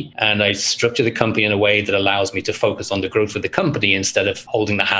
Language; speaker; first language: English; native; English